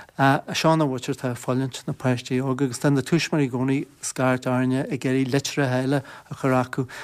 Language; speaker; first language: Irish; native; Irish